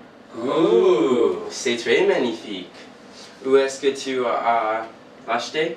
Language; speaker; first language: French; non-native, learner; English